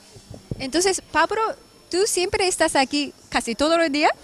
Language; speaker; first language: Spanish; non-native, fluent; Japanese